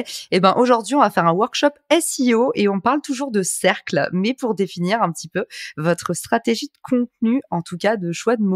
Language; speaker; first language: French; native; French